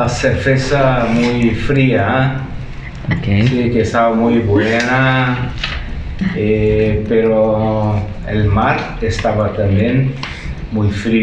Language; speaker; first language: Spanish; non-native, learner; Portuguese